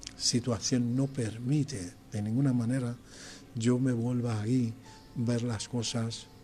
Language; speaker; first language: Spanish; non-native, fluent; Persian